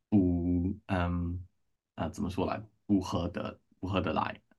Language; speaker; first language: Chinese; non-native, learner; English